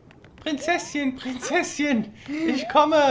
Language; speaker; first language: German; native; German